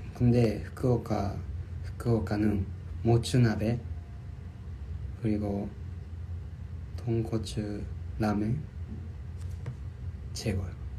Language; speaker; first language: Korean; non-native, learner; Japanese